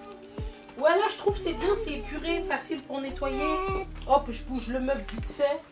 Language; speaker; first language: French; native; French